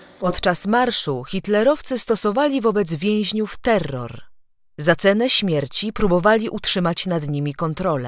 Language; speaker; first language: Polish; native; Polish